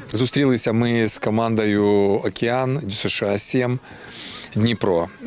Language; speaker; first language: Ukrainian; non-native, local second language; Russian